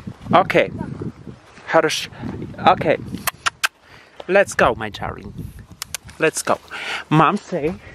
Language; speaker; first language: English; non-native, learner; Russian